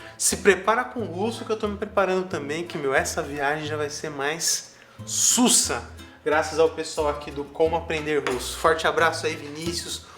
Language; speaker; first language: Portuguese; native; Portuguese